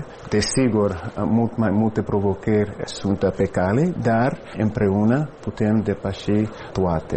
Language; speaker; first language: Romanian; non-native, fluent; English